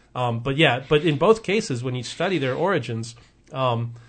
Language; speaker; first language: English; native; English